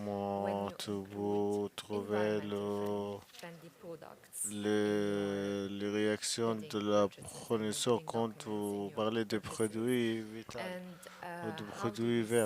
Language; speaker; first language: French; non-native, learner; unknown